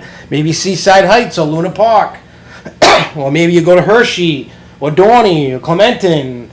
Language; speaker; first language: English; native; English